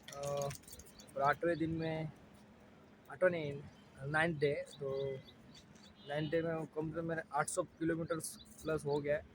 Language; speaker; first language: Hindi; non-native, local second language; Marathi